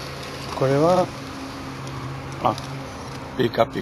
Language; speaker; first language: Japanese; non-native, learner; Portuguese